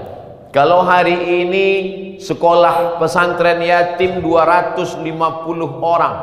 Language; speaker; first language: Indonesian; non-native, local second language; Malay